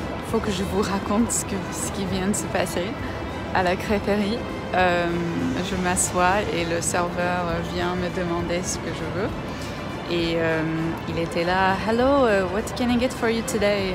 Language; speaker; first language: French; non-native, fluent; English